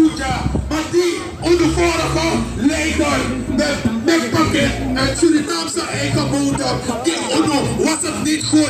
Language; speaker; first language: Dutch; non-native, local second language; Sranan Tongo